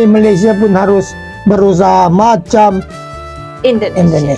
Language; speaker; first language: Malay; non-native, fluent; Filipino